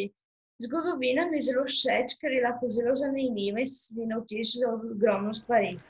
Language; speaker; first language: Slovenian; non-native, local second language; Italian